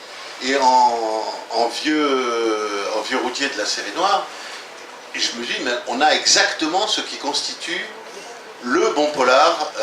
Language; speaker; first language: French; native; French